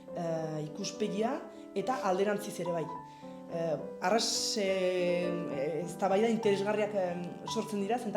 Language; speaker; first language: Basque; native; Basque